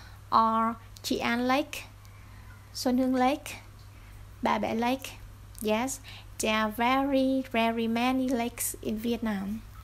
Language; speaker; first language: English; non-native, fluent; Vietnamese